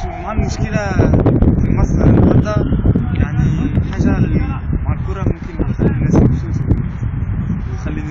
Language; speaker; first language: Arabic; early bilingual, heritage; Arabic